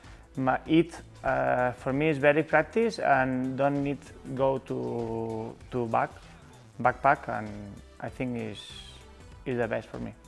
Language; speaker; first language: English; non-native, learner; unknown